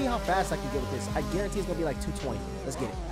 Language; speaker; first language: English; native; English